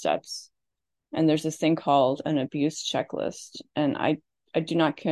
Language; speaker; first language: English; native; English